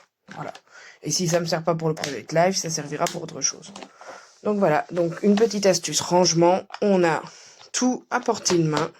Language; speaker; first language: French; native; French